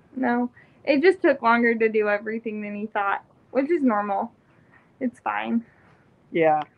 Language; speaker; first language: English; native; English